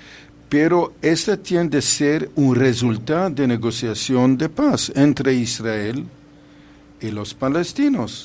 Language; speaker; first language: Spanish; non-native, fluent; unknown